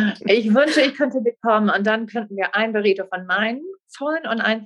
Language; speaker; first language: German; non-native, fluent; English